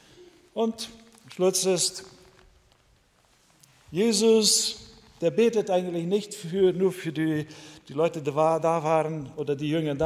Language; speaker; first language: German; non-native, fluent; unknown